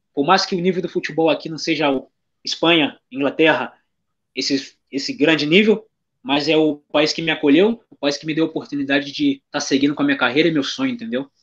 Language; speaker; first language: Portuguese; native; Portuguese